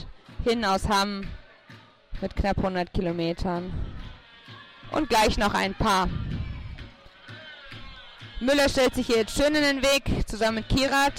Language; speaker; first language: German; native; German